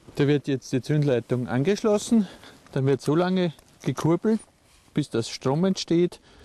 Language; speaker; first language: German; native; German